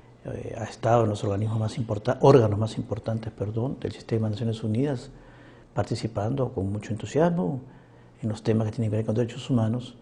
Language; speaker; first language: Spanish; native; Spanish